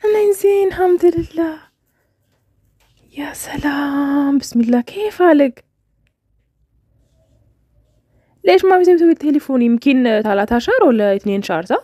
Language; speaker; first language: Arabic; non-native, learner; Oromo